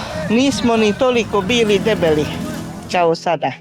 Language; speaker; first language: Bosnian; non-native, local second language; Hungarian